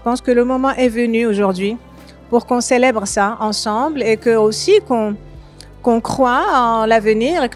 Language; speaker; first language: French; non-native, local second language; Arabic